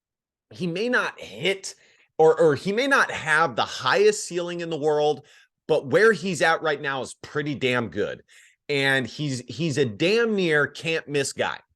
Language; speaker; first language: English; native; English